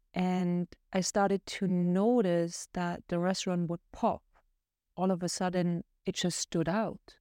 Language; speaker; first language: English; non-native, fluent; German